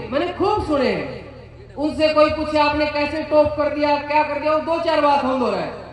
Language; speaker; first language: Hindi; native; Hindi